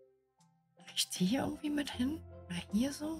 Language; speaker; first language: German; native; German